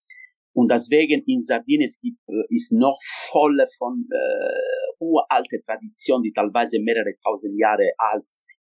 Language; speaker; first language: German; non-native, fluent; Italian